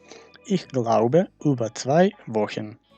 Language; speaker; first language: German; non-native, fluent; Macedonian